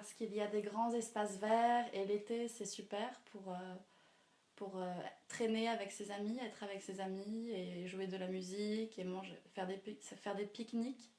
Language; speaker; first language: French; native; French